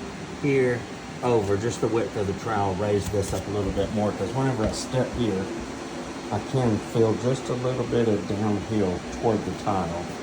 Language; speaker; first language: English; native; English